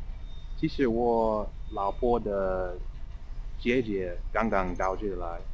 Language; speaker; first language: Chinese; non-native, fluent; English